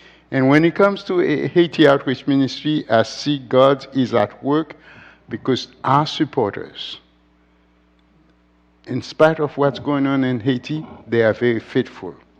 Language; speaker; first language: English; non-native, fluent; Haitian Creole